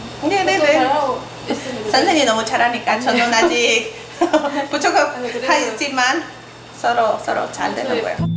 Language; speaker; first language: Korean; non-native, learner; Spanish